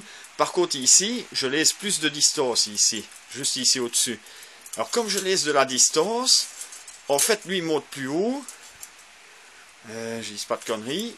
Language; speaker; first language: French; native; French